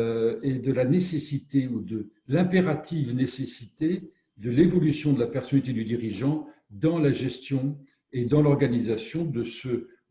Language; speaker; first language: French; native; French